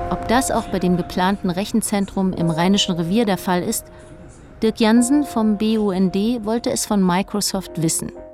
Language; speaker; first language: German; native; German